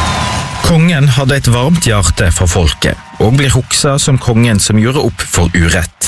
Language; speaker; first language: Norwegian; native; Norwegian